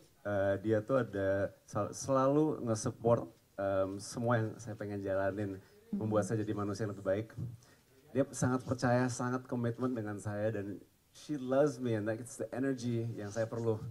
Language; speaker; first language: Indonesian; early bilingual, heritage; English